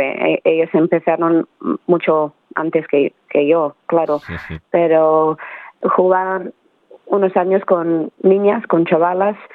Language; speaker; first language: Spanish; early bilingual, heritage; Spanish